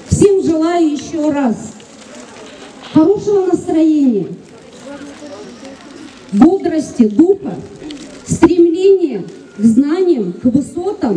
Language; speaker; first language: Russian; non-native, local second language; Gagauz